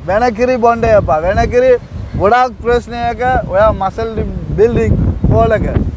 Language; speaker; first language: Sinhala; non-native, local second language; Tamil